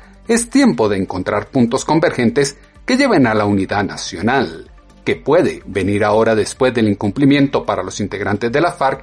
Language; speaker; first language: Spanish; native; Spanish